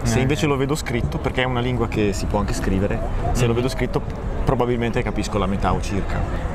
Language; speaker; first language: Italian; native; Italian